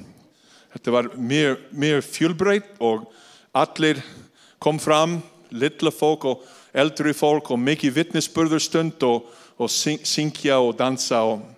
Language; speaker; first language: Icelandic; non-native, fluent; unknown